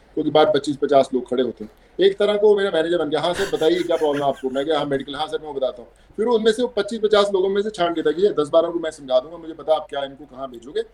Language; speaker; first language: Hindi; non-native, local second language; Punjabi